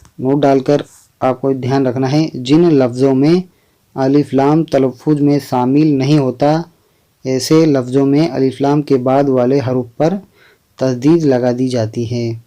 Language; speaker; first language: Hindi; native; Hindi